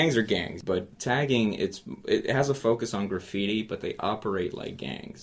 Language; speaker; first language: English; native; English